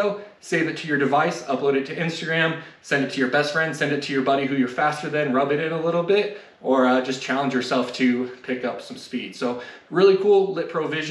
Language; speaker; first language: English; native; English